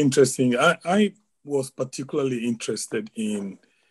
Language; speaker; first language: English; non-native, local second language; Ewe